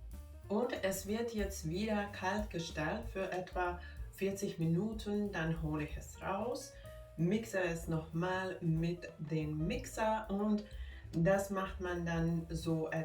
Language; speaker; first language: German; non-native, fluent; Finnish